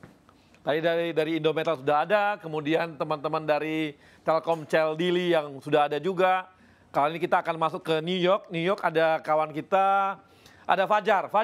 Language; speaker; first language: Indonesian; native; Indonesian